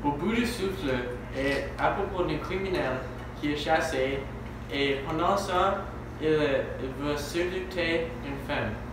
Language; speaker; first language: French; non-native, learner; English